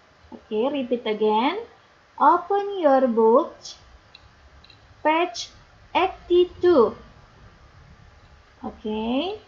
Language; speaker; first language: English; non-native, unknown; Indonesian